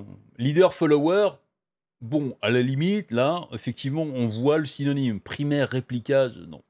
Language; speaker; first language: French; native; French